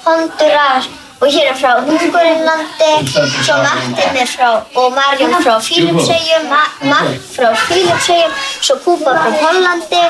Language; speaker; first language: Icelandic; early bilingual, other home language; Polish